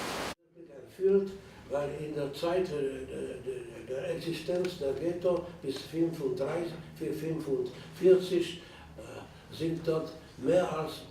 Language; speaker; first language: German; non-native, fluent; Czech